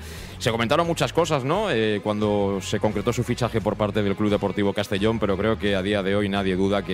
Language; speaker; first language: Spanish; native; Spanish